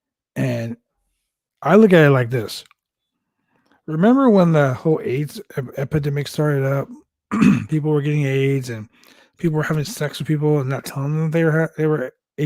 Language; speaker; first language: English; native; English